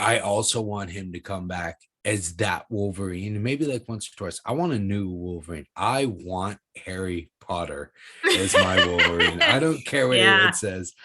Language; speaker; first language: English; native; English